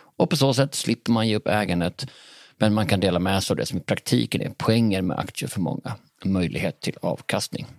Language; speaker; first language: Swedish; native; Swedish